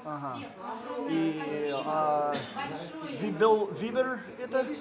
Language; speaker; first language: Russian; non-native, learner; English